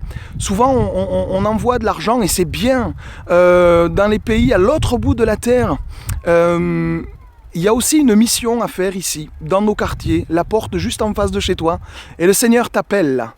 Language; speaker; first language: French; native; French